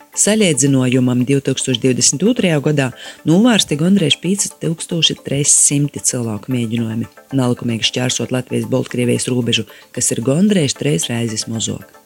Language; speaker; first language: Latvian; native; Latvian